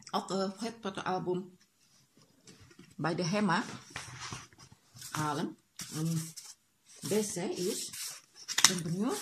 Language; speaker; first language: Dutch; non-native, learner; Indonesian